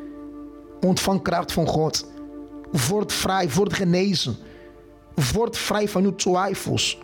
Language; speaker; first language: Dutch; non-native, fluent; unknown